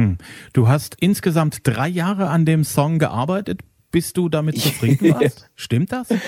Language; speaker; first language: German; native; German